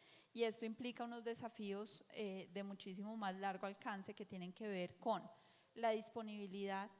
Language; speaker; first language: Spanish; native; Spanish